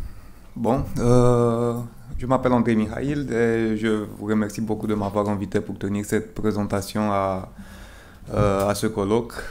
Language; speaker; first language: French; non-native, fluent; Romanian